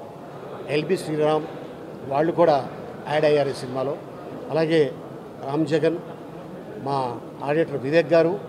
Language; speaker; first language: Telugu; native; Telugu